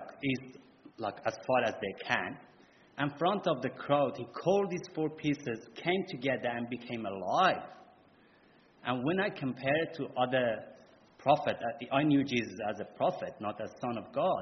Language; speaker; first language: English; non-native, fluent; Persian